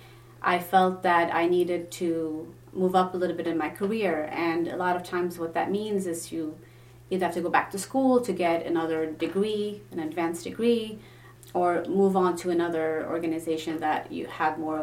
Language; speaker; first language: English; non-native, fluent; Swedish